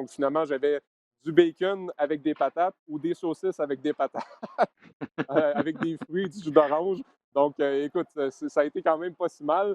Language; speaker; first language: French; native; French